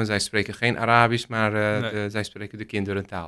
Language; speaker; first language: Dutch; non-native, learner; Arabic